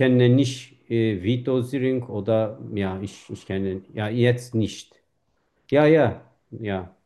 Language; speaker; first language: German; non-native, fluent; Turkish